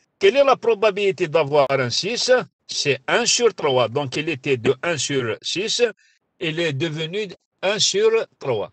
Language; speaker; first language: French; non-native, local second language; Arabic